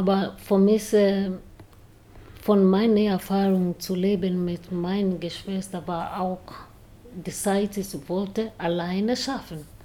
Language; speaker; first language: German; non-native, learner; Swahili